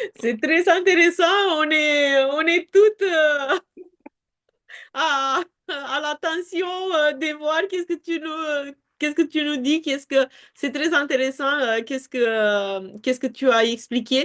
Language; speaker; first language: French; non-native, fluent; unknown